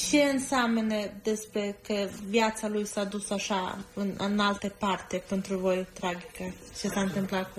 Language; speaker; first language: Romanian; non-native, fluent; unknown